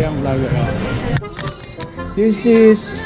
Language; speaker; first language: English; non-native, learner; Korean